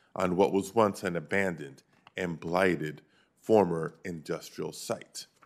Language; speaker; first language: English; native; English